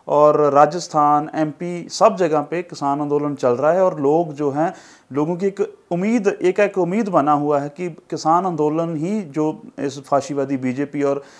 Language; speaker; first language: Hindi; non-native, local second language; Punjabi